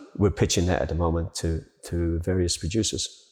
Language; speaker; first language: English; native; English